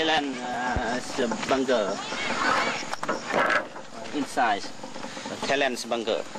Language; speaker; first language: English; non-native, learner; Lao